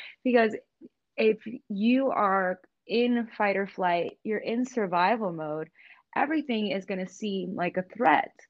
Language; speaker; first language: English; native; English